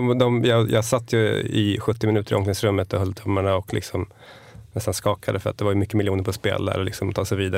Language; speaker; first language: Swedish; native; Swedish